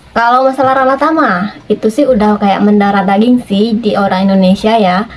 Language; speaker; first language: Indonesian; native; Indonesian